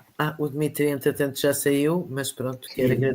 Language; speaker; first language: Portuguese; native; Portuguese